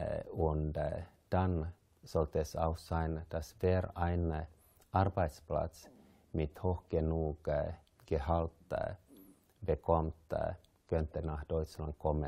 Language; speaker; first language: German; non-native, fluent; Finnish